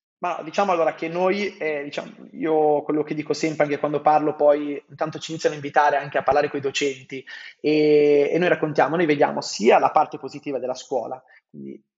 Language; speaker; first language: Italian; native; Italian